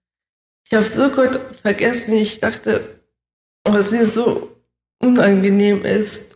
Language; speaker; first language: German; early bilingual, other home language; Russian